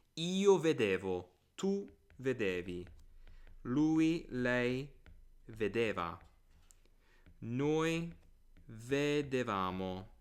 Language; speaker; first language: Italian; non-native, fluent; English